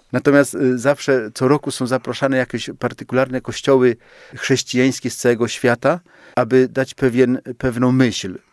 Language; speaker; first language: Polish; native; Polish